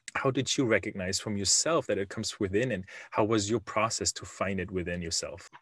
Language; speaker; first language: English; non-native, fluent; German